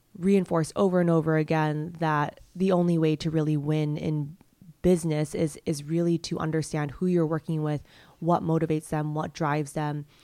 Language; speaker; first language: English; non-native, local second language; Cantonese